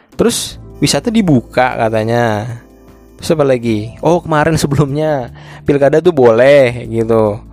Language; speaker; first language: Indonesian; native; Indonesian